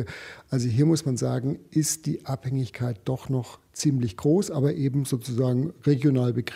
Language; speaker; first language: German; native; German